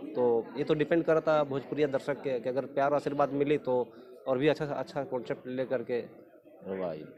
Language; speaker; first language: Bhojpuri; non-native, local second language; Hindi